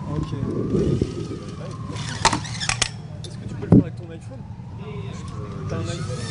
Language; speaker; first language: French; native; French